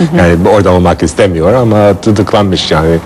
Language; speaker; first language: Turkish; non-native, fluent; English